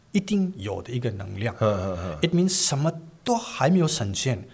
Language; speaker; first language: Chinese; non-native, learner; Manipuri